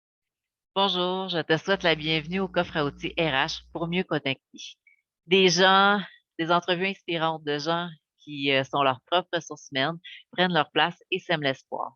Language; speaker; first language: French; native; French